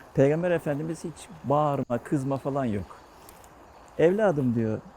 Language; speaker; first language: Turkish; native; Turkish